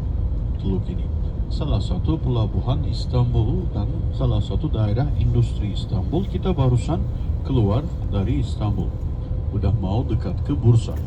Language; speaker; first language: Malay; non-native, fluent; Turkish